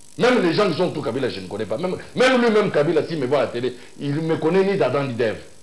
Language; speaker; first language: French; non-native, local second language; Luba-Lulua